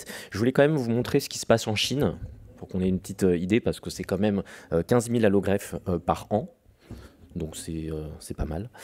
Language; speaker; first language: French; native; French